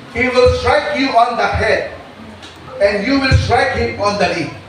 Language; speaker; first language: English; non-native, local second language; Filipino